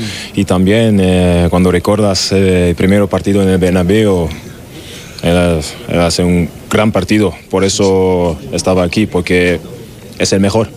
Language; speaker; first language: Spanish; non-native, learner; German